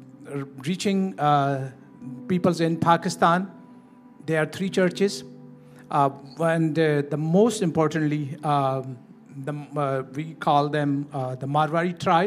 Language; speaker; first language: English; non-native, local second language; Urdu